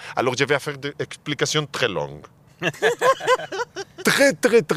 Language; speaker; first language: French; non-native, fluent; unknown